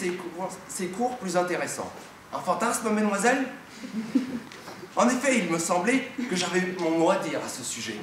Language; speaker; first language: French; native; French